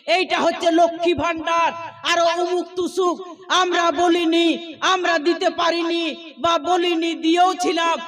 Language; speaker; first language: Bangla; non-native, local second language; Santali